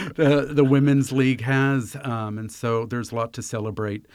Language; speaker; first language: English; native; English